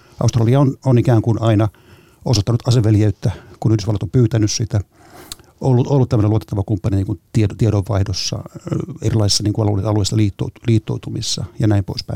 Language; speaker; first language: Finnish; native; Finnish